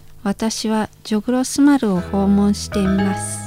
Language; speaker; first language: Japanese; non-native, learner; Indonesian